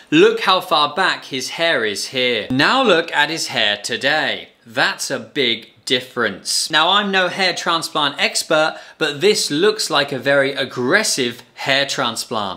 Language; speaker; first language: English; native; English